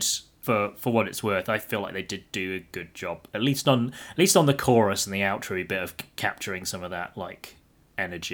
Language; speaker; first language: English; native; English